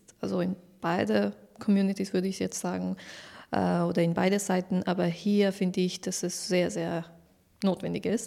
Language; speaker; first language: German; non-native, fluent; Persian